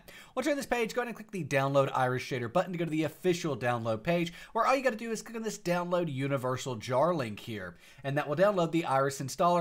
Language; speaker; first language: English; native; English